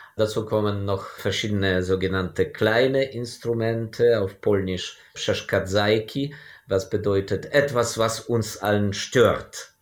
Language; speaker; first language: German; non-native, fluent; Ukrainian